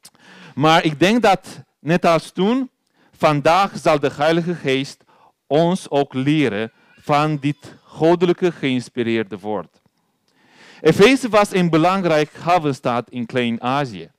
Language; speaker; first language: Dutch; non-native, learner; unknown